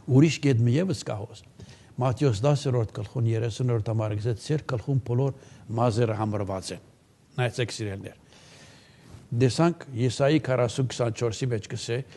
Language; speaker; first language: Armenian; early bilingual, heritage; Armenian